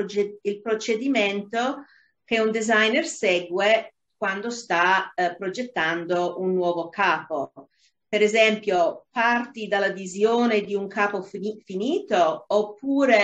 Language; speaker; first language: Italian; non-native, fluent; English